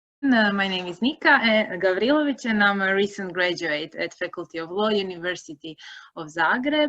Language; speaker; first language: English; non-native, fluent; Croatian